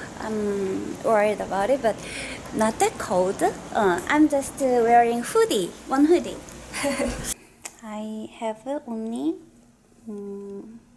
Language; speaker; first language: English; non-native, learner; Korean